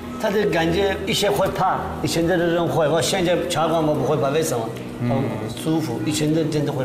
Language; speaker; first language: Chinese; non-native, learner; Persian